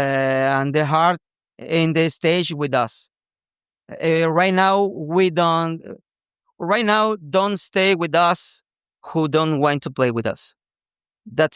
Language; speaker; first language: English; non-native, local second language; Spanish